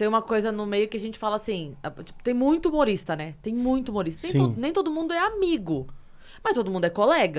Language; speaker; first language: Portuguese; native; Portuguese